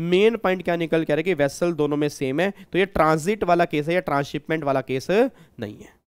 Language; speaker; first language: Hindi; native; Hindi